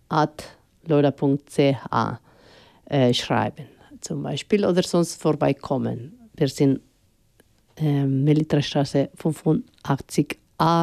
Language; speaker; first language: German; non-native, fluent; Spanish